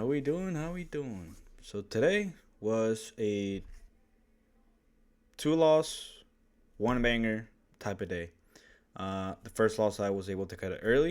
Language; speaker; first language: English; early bilingual, other home language; Spanish